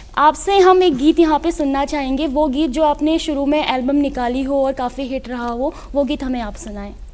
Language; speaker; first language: Hindi; native; Hindi